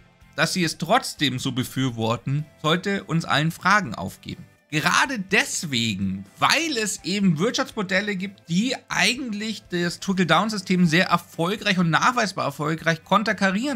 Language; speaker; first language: German; native; German